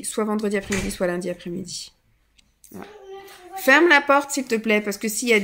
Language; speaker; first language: French; native; French